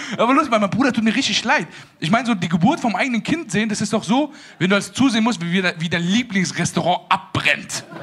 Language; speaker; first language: German; early bilingual, other home language; Persian